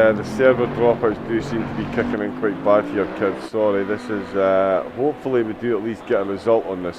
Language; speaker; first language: English; native; English